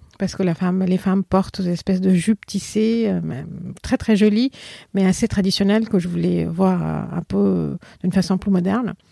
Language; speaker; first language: French; non-native, fluent; Assamese